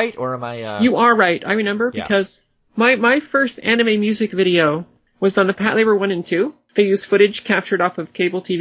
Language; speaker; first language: English; native; English